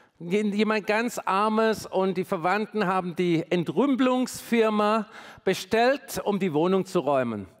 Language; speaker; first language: German; native; German